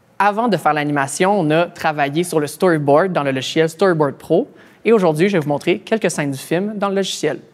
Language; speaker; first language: French; native; French